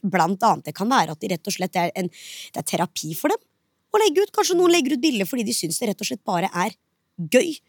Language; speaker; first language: Norwegian; early bilingual, other home language; Hindi